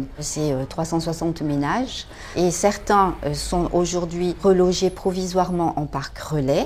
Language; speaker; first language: French; native; French